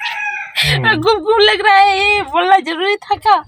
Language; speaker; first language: Hindi; non-native, local second language; Santali